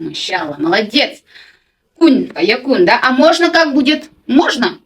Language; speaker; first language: Russian; non-native, local second language; Kazakh